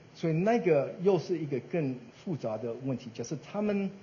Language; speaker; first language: Chinese; early bilingual, heritage; Chinese